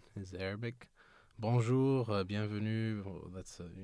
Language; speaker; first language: English; non-native, fluent; Arabic